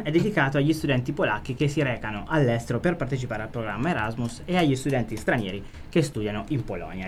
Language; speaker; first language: Italian; native; Italian